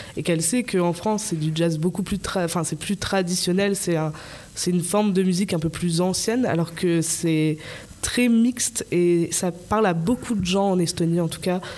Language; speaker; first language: French; native; French